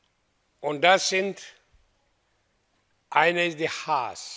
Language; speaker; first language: German; non-native, fluent; Hindi